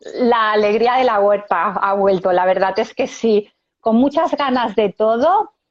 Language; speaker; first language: Spanish; native; Spanish